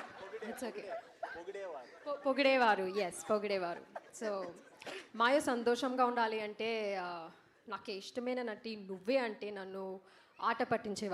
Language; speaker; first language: Telugu; non-native, learner; Malayalam